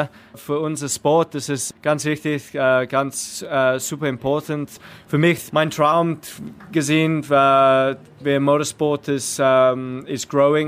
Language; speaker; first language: German; non-native, learner; English